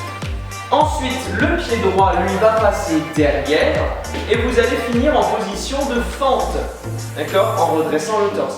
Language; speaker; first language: French; native; French